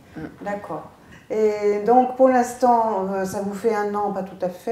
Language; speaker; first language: French; native; French